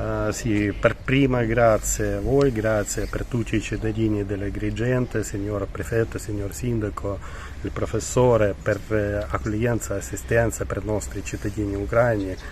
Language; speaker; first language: Italian; non-native, learner; Ukrainian